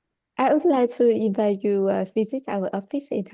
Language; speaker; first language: English; non-native, learner; Vietnamese